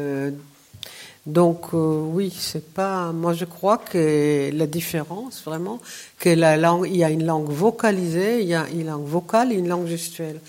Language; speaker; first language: French; non-native, fluent; Hebrew